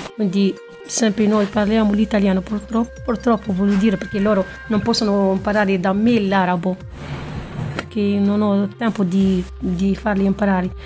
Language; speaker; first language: Italian; non-native, fluent; Arabic